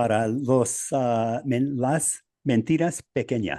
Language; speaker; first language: Spanish; non-native, fluent; English